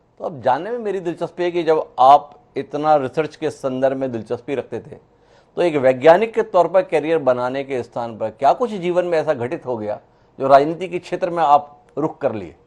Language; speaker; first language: Hindi; native; Hindi